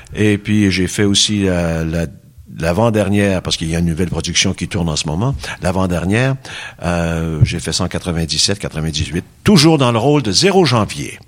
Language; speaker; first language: French; native; French